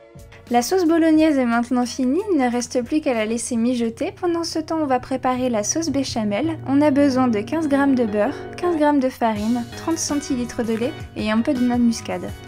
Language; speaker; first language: French; native; French